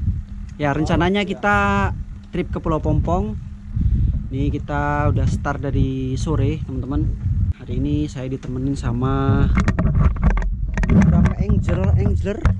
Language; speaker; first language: Malay; native; Malay